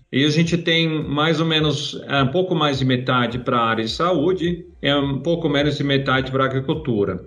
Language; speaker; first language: Portuguese; non-native, fluent; German